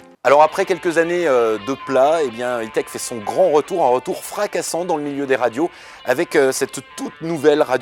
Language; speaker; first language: French; native; French